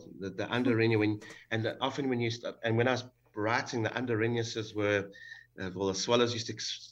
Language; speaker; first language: English; native; English